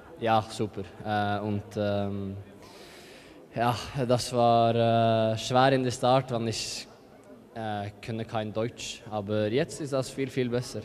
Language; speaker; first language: German; non-native, learner; Norwegian